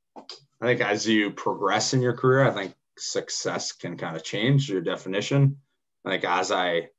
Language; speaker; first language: English; native; English